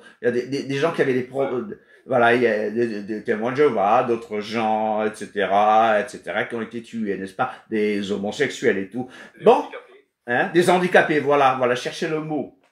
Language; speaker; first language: French; non-native, fluent; Kabuverdianu